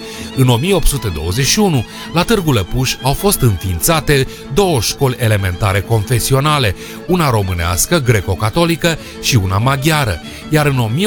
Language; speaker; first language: Romanian; native; Romanian